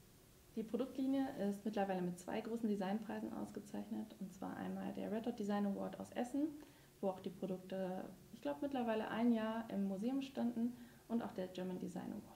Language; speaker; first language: German; native; German